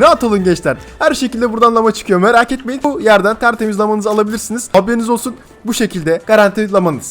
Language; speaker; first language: Turkish; native; Turkish